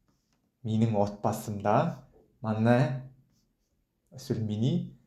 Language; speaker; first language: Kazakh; non-native, fluent; Mongolian